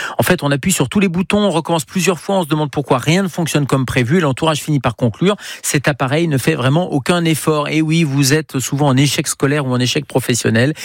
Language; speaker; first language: French; native; French